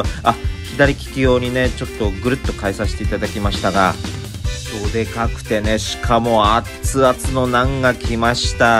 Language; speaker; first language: Japanese; native; Japanese